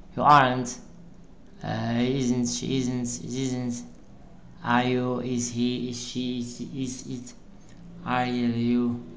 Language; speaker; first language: English; non-native, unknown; Arabic